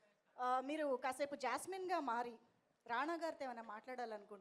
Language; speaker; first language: Telugu; native; Telugu